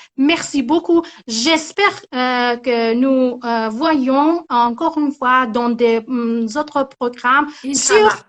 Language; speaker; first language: French; non-native, learner; Persian